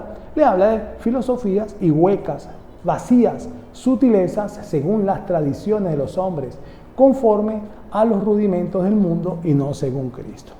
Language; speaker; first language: Spanish; native; Spanish